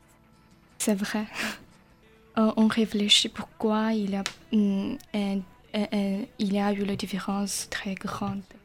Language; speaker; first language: French; non-native, learner; Chinese